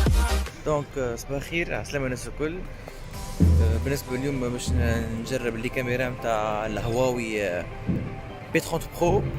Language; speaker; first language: Arabic; native; Arabic